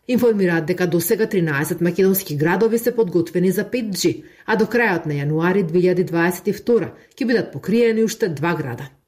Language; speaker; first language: Macedonian; native; Macedonian